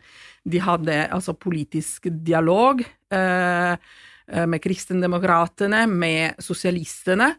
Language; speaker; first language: Norwegian; non-native, fluent; Italian